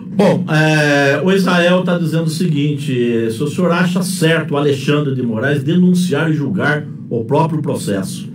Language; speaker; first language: Portuguese; native; Portuguese